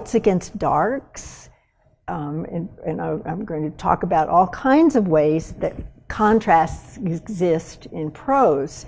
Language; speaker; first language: English; native; English